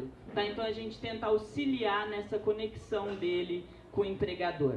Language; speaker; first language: Portuguese; native; Portuguese